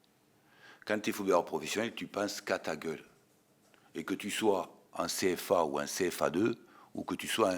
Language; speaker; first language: French; native; French